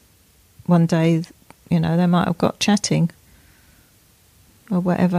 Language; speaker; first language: English; native; English